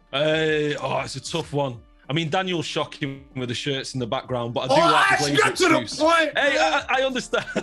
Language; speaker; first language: English; native; English